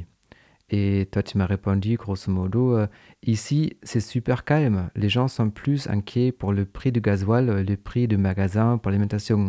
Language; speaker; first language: French; non-native, fluent; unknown